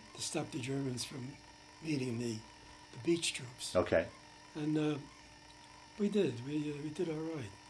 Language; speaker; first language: English; native; English